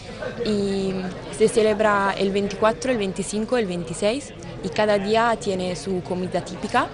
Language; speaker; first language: Spanish; non-native, learner; Italian